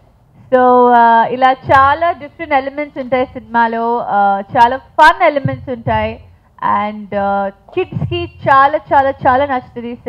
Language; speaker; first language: Telugu; non-native, fluent; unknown